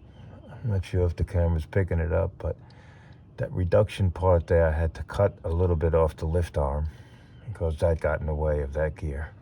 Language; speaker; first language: English; native; English